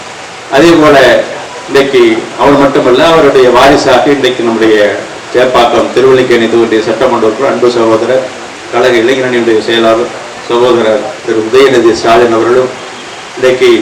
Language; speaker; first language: Tamil; native; Tamil